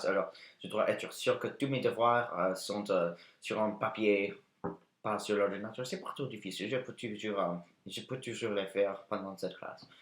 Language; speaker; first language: French; non-native, learner; English